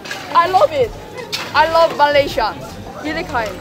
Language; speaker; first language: English; non-native, learner; Korean